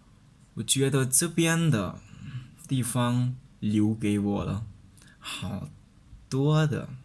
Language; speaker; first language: Chinese; non-native, learner; Lao